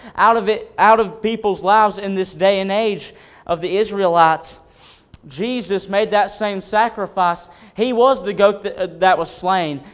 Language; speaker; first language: English; native; English